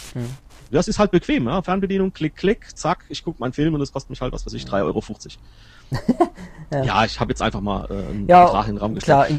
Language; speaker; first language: German; native; German